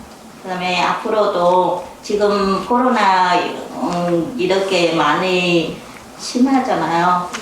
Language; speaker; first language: Korean; non-native, learner; Vietnamese